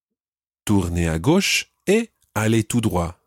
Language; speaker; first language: French; non-native, fluent; English